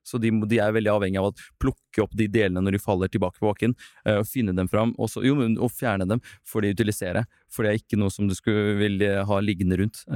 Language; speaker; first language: Norwegian; non-native, fluent; Russian